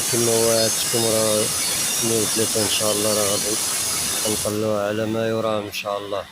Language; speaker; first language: Arabic; native; Arabic